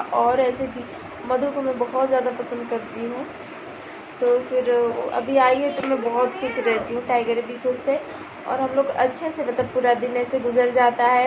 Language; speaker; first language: Hindi; native; Hindi